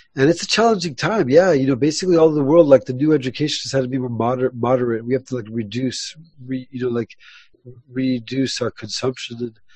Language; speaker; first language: English; early bilingual, other home language; Spanish